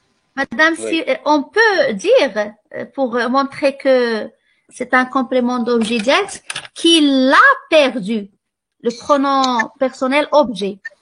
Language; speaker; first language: French; non-native, local second language; Arabic